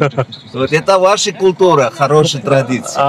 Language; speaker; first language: Russian; non-native, local second language; Georgian